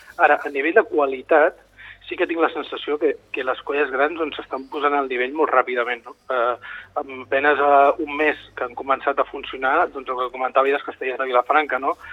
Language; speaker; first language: Catalan; native; Catalan